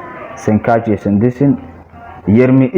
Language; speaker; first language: Turkish; non-native, learner; Somali